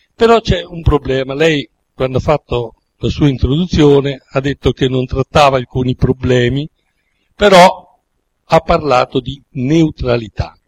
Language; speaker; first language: Italian; native; Italian